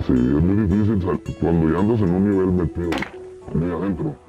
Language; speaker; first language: Spanish; native; Spanish